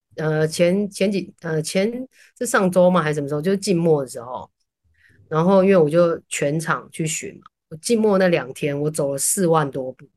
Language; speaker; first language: Chinese; native; Chinese